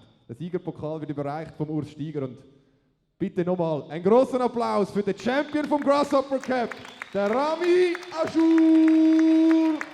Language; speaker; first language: German; native; German